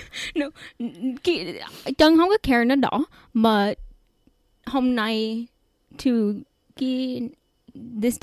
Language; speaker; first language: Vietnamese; early bilingual, heritage; Vietnamese